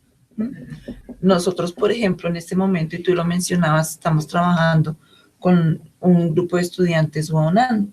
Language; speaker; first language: Spanish; native; Spanish